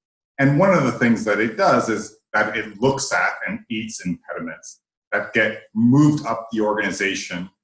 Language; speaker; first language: English; native; English